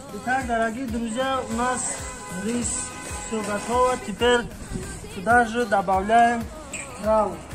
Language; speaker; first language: Russian; non-native, local second language; Tajik